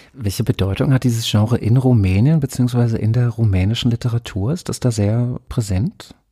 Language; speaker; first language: German; native; German